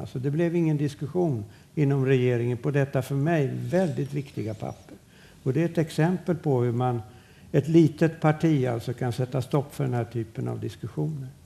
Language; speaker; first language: Swedish; native; Swedish